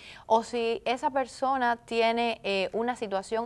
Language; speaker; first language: Spanish; native; Spanish